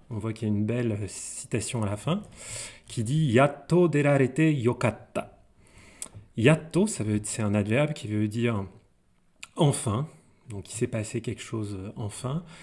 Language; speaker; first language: French; native; French